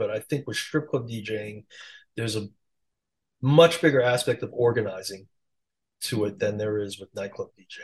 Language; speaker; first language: English; early bilingual, other home language; Chinese